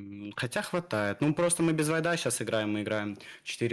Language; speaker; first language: Russian; native; Russian